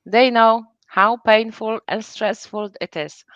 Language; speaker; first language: English; non-native, fluent; Polish